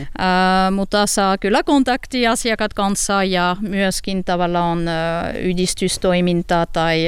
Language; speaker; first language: Finnish; non-native, learner; French